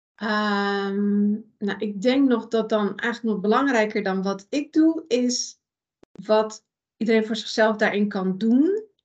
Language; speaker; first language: Dutch; early bilingual, other home language; Persian